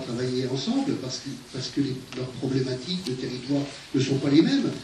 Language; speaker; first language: French; native; French